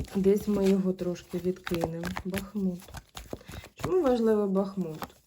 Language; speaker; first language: Ukrainian; native; Ukrainian